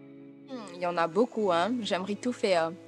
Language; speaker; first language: French; non-native, local second language; Morisyen